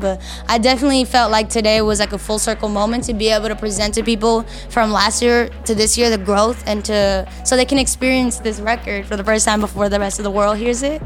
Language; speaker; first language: English; early bilingual, other home language; Spanish